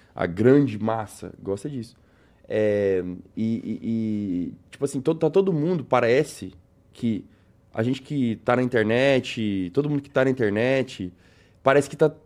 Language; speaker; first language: Portuguese; native; Portuguese